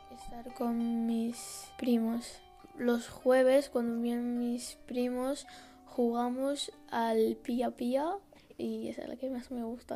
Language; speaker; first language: Spanish; early bilingual, other home language; Arabic